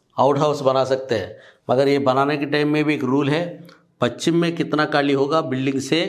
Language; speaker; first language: Hindi; non-native, local second language; Telugu